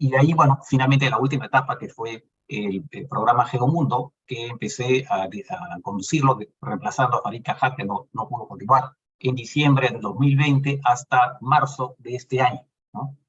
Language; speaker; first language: Spanish; native; Spanish